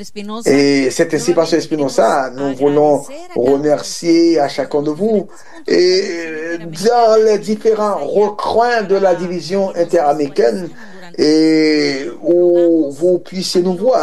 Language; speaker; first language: French; non-native, fluent; Spanish